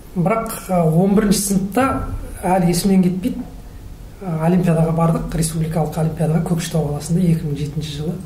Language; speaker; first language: Kazakh; native; Kazakh